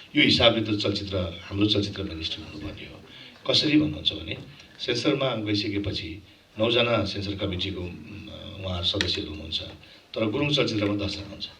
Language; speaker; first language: Nepali; non-native, local second language; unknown